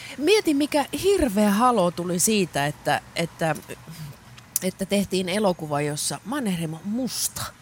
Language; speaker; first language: Finnish; non-native, local second language; Swedish